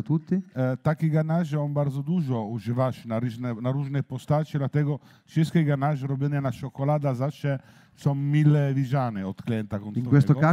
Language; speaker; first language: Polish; non-native, learner; Italian